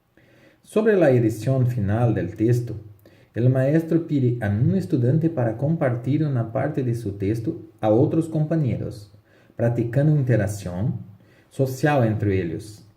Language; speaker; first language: Spanish; non-native, learner; Portuguese